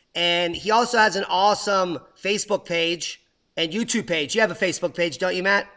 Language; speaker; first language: English; native; English